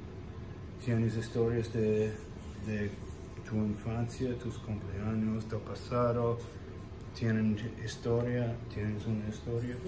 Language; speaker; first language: Spanish; non-native, learner; English